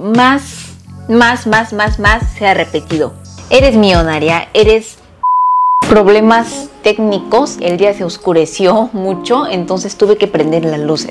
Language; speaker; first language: Spanish; early bilingual, other home language; Korean